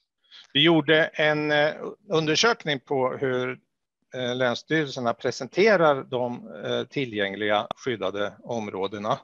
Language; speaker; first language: Swedish; native; Swedish